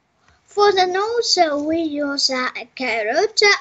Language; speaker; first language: English; non-native, learner; Russian